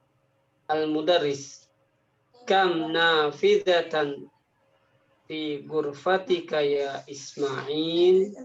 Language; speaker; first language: Arabic; non-native, fluent; Indonesian